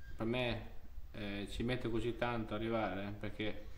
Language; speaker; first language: Italian; non-native, fluent; Albanian